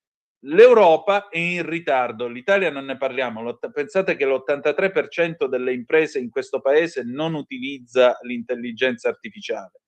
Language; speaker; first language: Italian; native; Italian